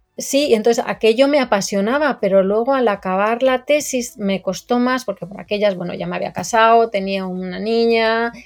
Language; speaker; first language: Spanish; native; Spanish